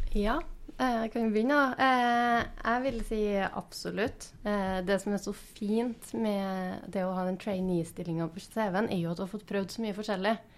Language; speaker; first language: Norwegian; native; Norwegian